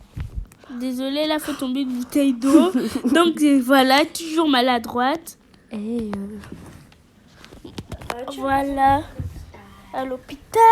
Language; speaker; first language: French; native; French